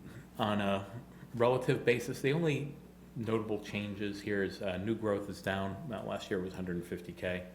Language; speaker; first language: English; native; English